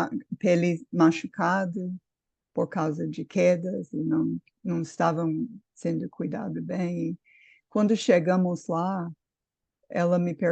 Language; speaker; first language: Portuguese; non-native, fluent; English